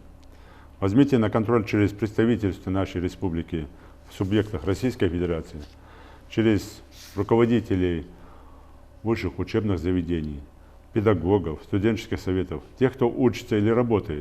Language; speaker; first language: Russian; non-native, local second language; Ingush